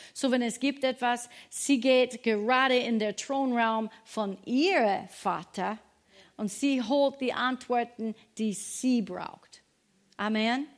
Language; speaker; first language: German; non-native, fluent; English